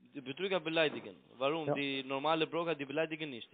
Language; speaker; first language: German; non-native, learner; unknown